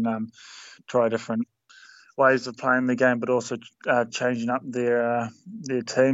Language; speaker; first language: English; native; English